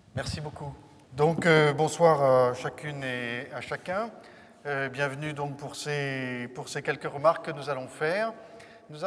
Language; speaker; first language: French; native; French